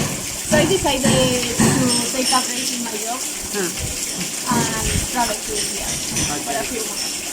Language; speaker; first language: English; non-native, learner; Spanish